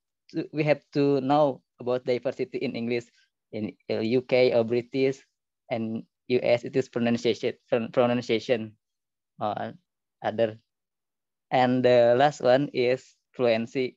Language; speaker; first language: English; non-native, learner; Indonesian